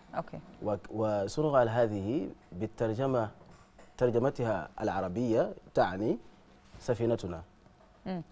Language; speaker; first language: Arabic; non-native, fluent; Wolof